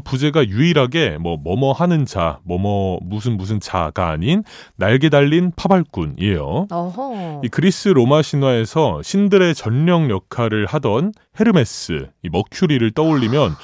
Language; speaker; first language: Korean; native; Korean